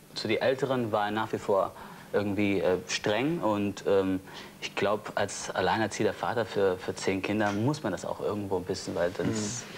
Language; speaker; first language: German; non-native, fluent; English